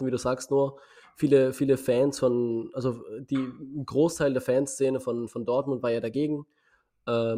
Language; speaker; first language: German; native; German